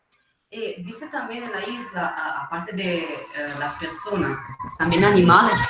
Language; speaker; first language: Spanish; non-native, fluent; Italian